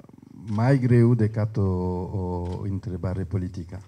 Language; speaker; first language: Romanian; non-native, learner; French